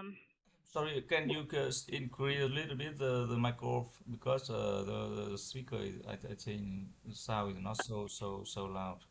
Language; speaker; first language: English; non-native, fluent; Vietnamese